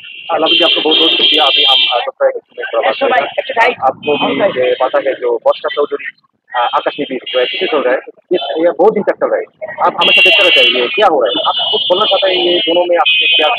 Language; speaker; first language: Hindi; non-native, learner; Bangla